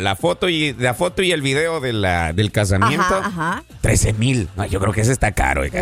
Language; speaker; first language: Spanish; native; Spanish